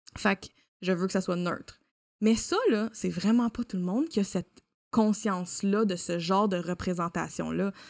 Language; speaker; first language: French; native; French